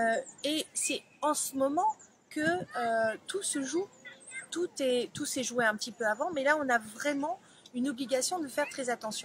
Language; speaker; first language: French; native; French